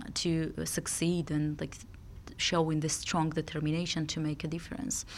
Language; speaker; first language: English; non-native, fluent; Georgian